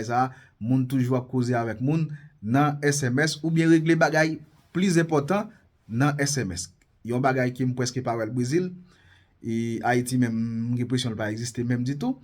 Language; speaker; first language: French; non-native, local second language; Haitian Creole